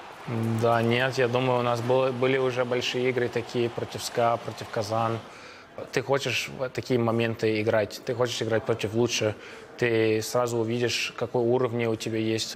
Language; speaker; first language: Russian; early bilingual, heritage; Russian